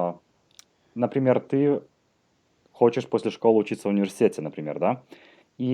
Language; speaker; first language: Russian; native; Russian